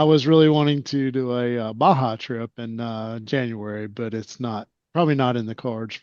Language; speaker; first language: English; native; English